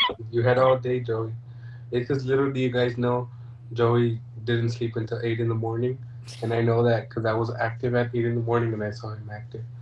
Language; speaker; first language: English; early bilingual, other home language; Spanish